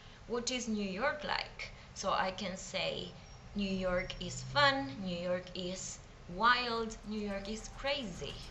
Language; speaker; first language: English; non-native, fluent; Spanish